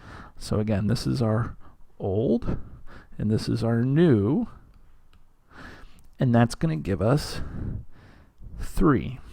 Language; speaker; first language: English; native; English